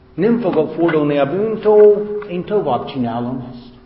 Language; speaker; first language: Hungarian; non-native, fluent; English